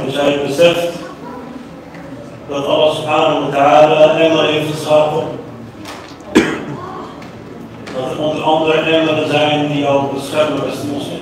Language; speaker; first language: Dutch; non-native, learner; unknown